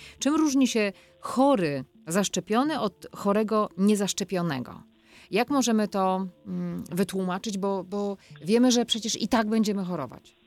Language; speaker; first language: Polish; native; Polish